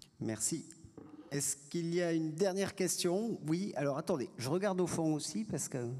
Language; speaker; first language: French; native; French